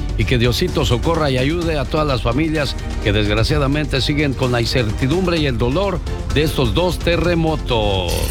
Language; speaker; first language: Spanish; native; Spanish